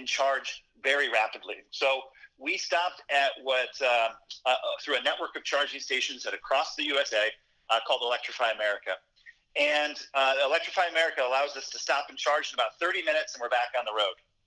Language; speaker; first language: English; native; English